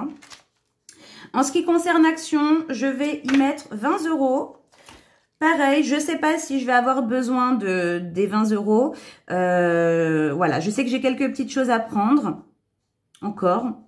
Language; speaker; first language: French; native; French